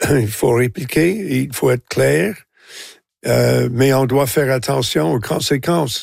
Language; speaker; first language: French; non-native, local second language; English